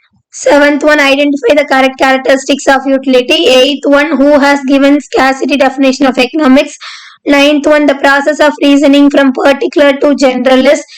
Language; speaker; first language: English; non-native, local second language; Tamil